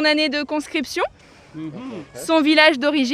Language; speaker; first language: French; native; French